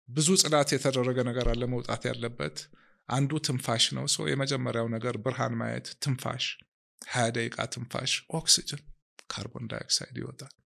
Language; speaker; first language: Amharic; native; Amharic